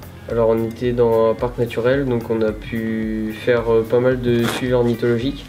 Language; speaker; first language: French; native; French